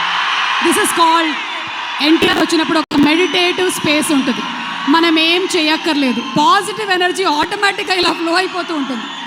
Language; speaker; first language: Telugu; native; Telugu